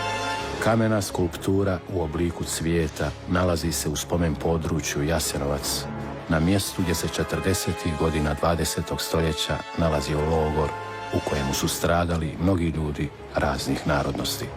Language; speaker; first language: Croatian; native; Croatian